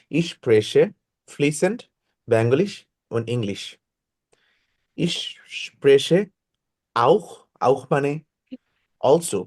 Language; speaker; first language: German; non-native, fluent; Bangla